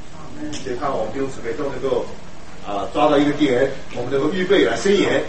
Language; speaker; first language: Chinese; native; Chinese